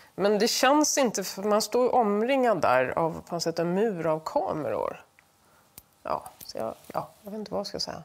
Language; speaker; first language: Swedish; native; Swedish